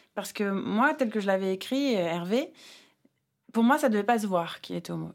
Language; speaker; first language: French; native; French